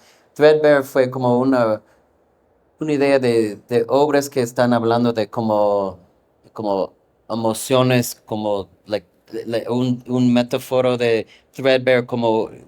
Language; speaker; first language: Spanish; non-native, fluent; English